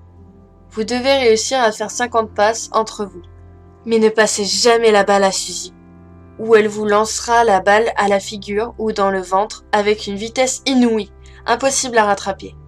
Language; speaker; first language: French; native; French